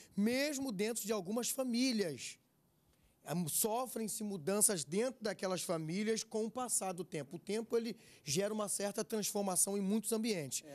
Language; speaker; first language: Portuguese; native; Portuguese